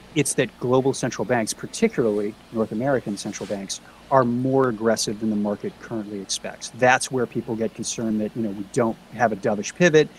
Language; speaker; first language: English; native; English